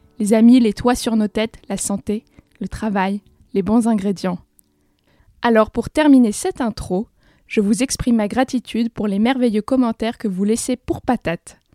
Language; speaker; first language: French; native; French